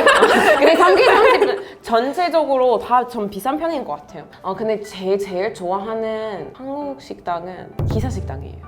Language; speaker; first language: Korean; non-native, fluent; Italian